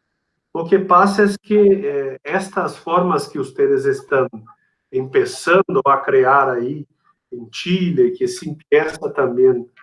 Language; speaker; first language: Spanish; non-native, fluent; Portuguese